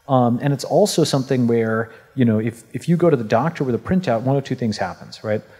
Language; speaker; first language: English; native; English